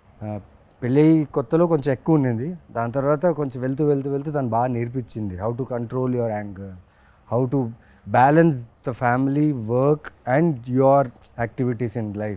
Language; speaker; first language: Telugu; native; Telugu